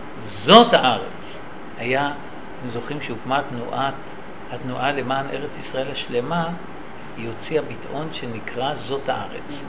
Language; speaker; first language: Hebrew; native; Hebrew